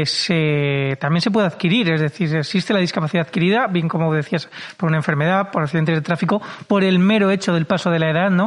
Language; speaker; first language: Spanish; native; Spanish